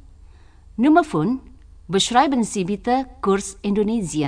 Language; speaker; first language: German; non-native, learner; Indonesian